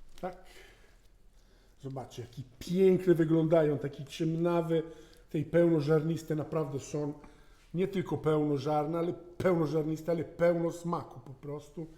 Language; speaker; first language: Polish; non-native, learner; Italian